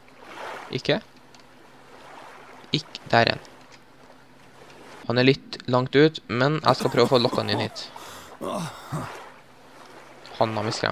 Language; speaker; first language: Norwegian; native; Norwegian